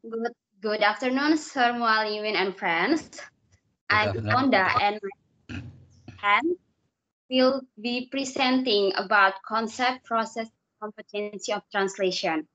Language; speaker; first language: English; non-native, learner; Indonesian